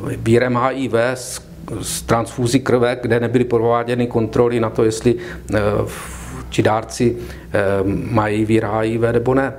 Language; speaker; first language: Czech; native; Czech